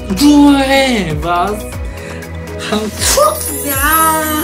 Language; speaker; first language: Vietnamese; non-native, learner; Japanese